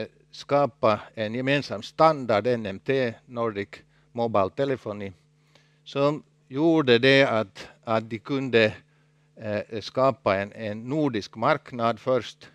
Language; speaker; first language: Swedish; non-native, local second language; Finnish